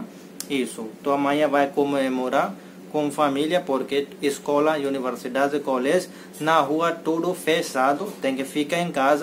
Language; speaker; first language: Portuguese; non-native, learner; Hindi